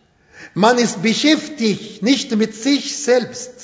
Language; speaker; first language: German; non-native, fluent; Arabic